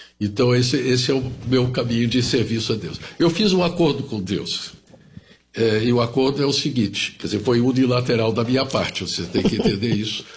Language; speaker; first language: Portuguese; early bilingual, other home language; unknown